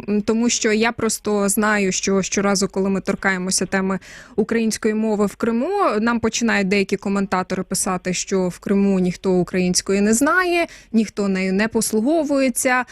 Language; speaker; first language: Ukrainian; native; Ukrainian